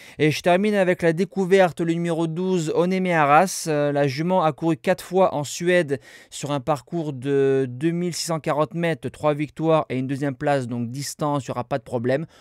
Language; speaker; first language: French; native; French